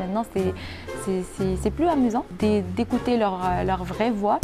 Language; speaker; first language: French; non-native, local second language; Arabic